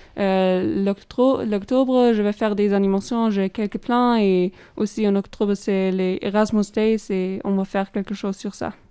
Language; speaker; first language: French; non-native, learner; German